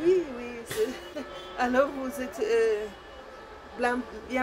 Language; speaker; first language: French; non-native, learner; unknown